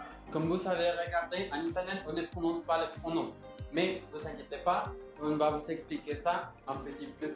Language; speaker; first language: French; non-native, learner; Spanish